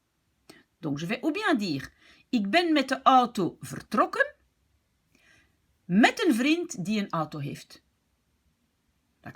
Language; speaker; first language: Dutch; non-native, fluent; French